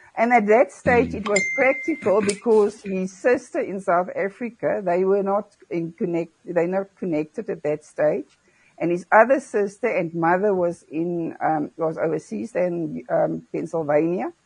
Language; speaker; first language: English; non-native, local second language; Afrikaans